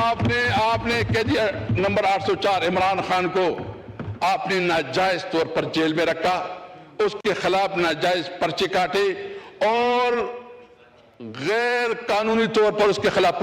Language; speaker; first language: Urdu; non-native, local second language; Pashto